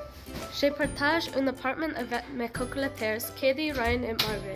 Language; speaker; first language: French; non-native, learner; English